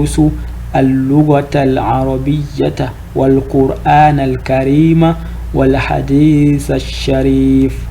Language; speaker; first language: Arabic; non-native, fluent; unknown